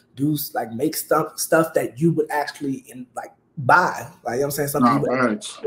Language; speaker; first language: English; native; English